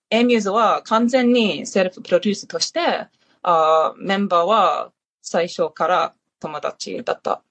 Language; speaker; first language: Japanese; non-native, learner; English